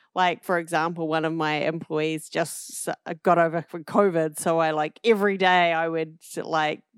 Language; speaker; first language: English; native; English